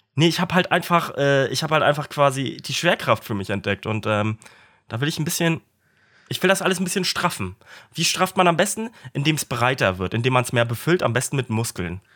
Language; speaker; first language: German; native; German